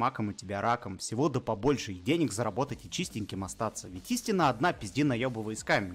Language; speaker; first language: Russian; native; Russian